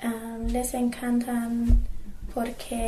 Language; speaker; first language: Spanish; non-native, learner; English